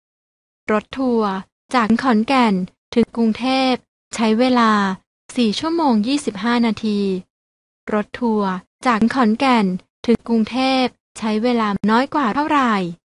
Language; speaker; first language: Thai; native; Thai